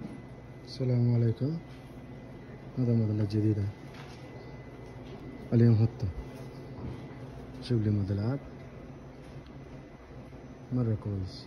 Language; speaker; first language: Arabic; non-native, learner; Bangla